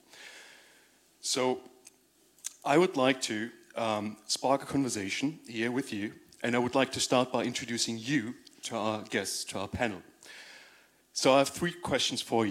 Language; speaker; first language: English; non-native, fluent; German